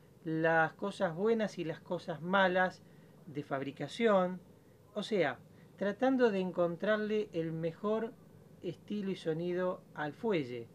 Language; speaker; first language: Spanish; native; Spanish